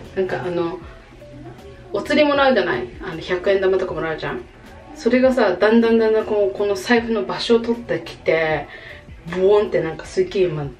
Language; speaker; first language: Japanese; native; Japanese